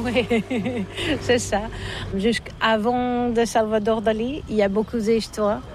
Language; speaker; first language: French; non-native, learner; Catalan